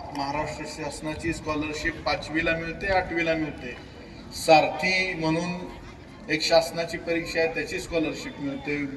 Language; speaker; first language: Marathi; native; Marathi